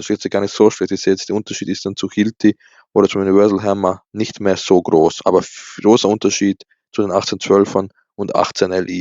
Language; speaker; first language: German; native; German